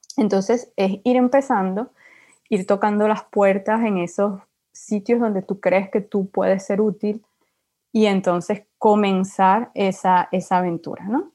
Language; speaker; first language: Spanish; native; Spanish